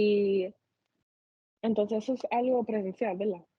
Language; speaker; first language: Spanish; non-native, fluent; English